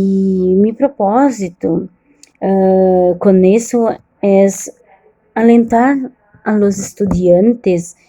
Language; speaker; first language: Spanish; non-native, learner; Portuguese